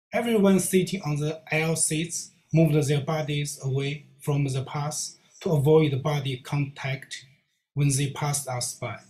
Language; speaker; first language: English; non-native, learner; Chinese